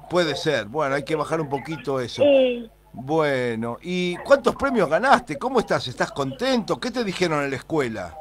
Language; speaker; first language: Spanish; native; Spanish